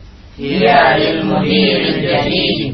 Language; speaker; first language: Arabic; non-native, learner; Indonesian